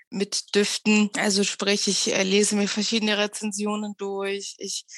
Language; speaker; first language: German; early bilingual, other home language; Russian